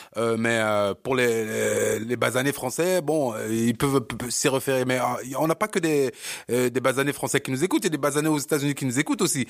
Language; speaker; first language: French; early bilingual, other home language; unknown